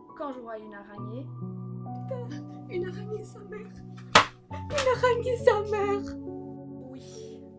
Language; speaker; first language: French; early bilingual, other home language; Polish